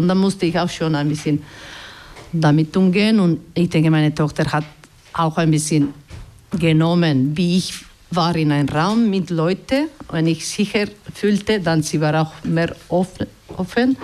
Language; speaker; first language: German; non-native, fluent; Basque